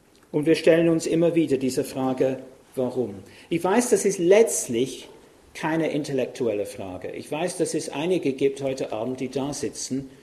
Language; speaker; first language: German; non-native, fluent; English